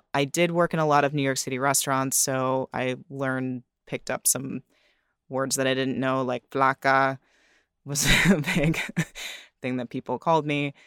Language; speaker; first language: English; native; English